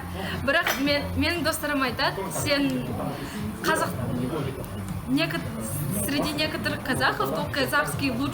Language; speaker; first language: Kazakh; non-native, learner; Yakut